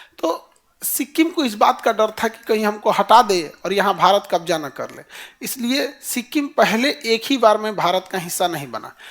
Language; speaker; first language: Hindi; native; Hindi